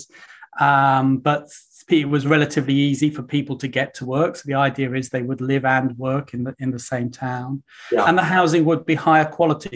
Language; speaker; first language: English; native; English